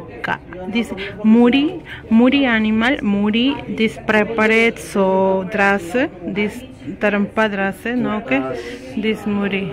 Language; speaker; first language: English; non-native, learner; Spanish